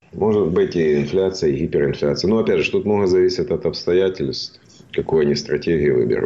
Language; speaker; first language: Russian; native; Russian